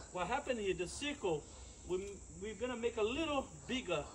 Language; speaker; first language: English; non-native, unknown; Portuguese